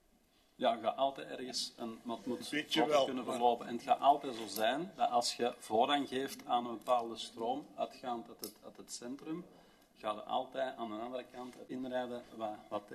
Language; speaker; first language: Dutch; native; Dutch